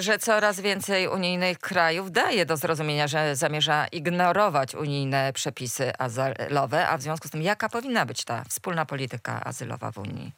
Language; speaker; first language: Polish; native; Polish